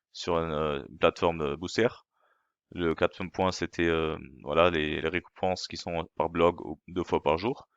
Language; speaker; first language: French; non-native, fluent; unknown